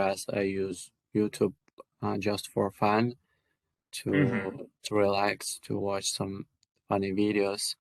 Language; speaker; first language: English; non-native, learner; Russian